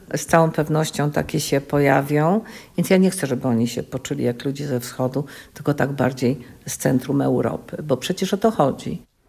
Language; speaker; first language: Polish; native; Polish